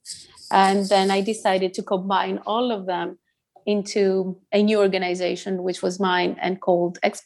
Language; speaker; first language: English; non-native, fluent; Greek